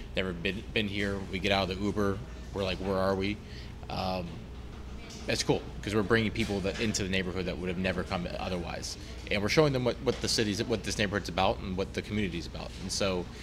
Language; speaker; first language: English; native; English